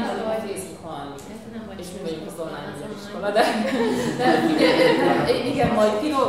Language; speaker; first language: Hungarian; early bilingual, heritage; Hungarian